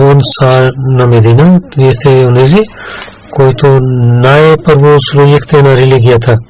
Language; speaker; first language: Bulgarian; non-native, learner; Urdu